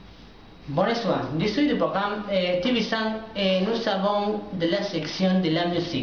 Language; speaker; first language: French; non-native, learner; Spanish